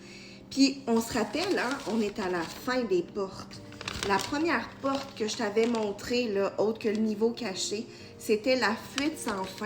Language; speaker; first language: French; native; French